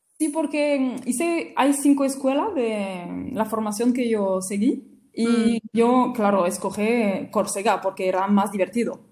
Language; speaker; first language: Spanish; non-native, fluent; French